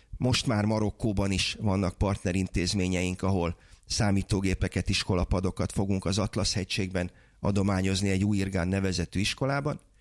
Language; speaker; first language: Hungarian; native; Hungarian